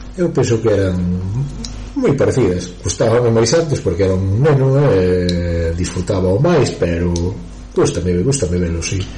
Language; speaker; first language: Galician; native; Galician